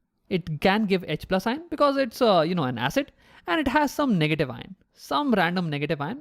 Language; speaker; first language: English; non-native, local second language; Hindi